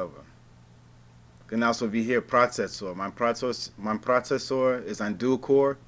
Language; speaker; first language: German; non-native, learner; English